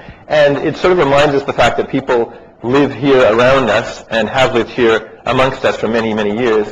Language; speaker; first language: English; native; English